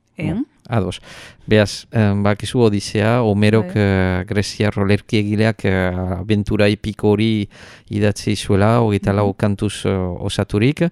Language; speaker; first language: Basque; native; Basque